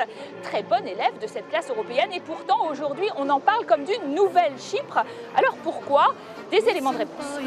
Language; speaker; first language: French; native; French